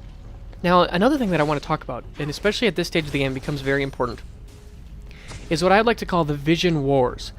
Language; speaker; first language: English; native; English